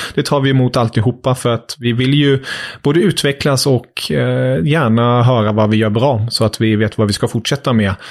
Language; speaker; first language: Swedish; non-native, fluent; German